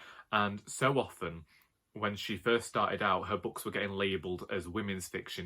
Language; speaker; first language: English; native; English